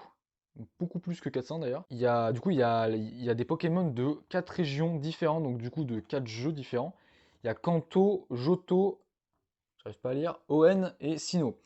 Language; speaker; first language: French; native; French